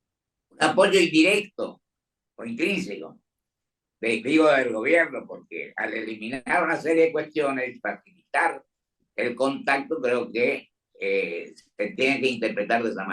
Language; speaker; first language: Spanish; native; Spanish